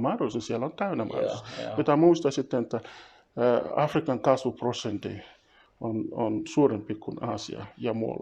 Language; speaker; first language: Finnish; non-native, fluent; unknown